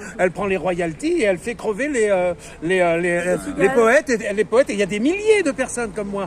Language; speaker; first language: French; native; French